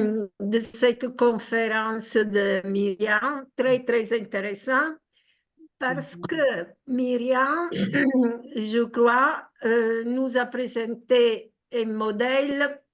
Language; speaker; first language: French; non-native, fluent; Italian